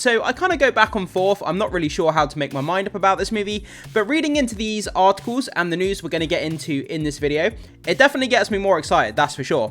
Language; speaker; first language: English; native; English